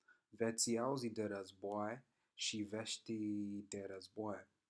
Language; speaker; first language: Romanian; non-native, learner; English